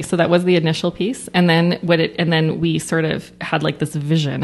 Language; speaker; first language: English; native; English